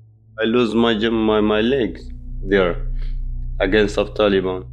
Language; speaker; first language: English; non-native, learner; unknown